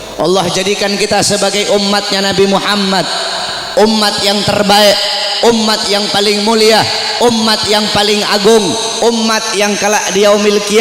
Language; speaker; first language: Indonesian; native; Indonesian